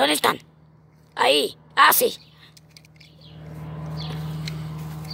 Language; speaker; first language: Spanish; native; Spanish